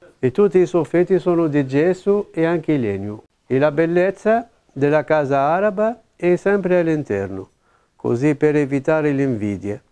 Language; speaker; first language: Italian; non-native, local second language; Arabic